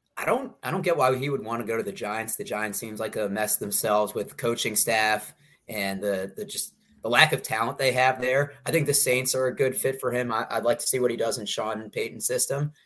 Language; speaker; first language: English; native; English